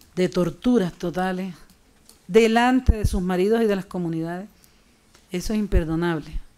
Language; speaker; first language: Spanish; native; Spanish